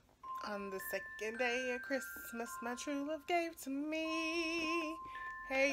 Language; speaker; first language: English; native; English